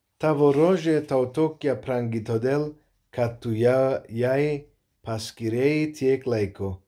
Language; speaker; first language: Lithuanian; non-native, learner; Turkish